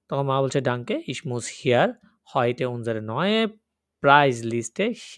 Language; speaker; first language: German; non-native, fluent; Bangla